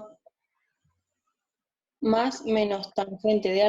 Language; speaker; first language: Spanish; native; Spanish